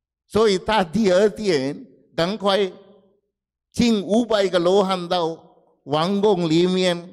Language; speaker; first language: Chinese; non-native, fluent; Sinhala